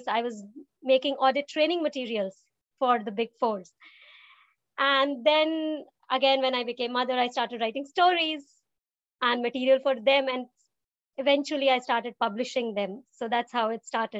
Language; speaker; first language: English; non-native, local second language; Hindi